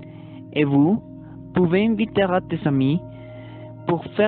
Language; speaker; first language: French; non-native, learner; Spanish